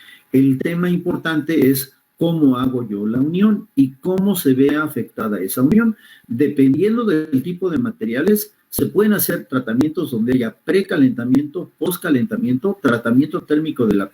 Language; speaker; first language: Spanish; native; Spanish